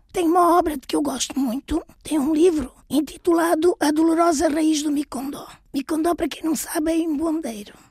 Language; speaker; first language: Portuguese; native; Portuguese